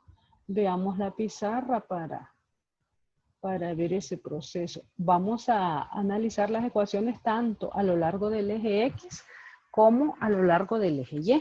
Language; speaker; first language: Spanish; native; Spanish